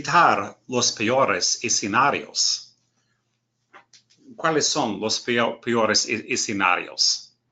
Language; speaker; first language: Spanish; non-native, learner; English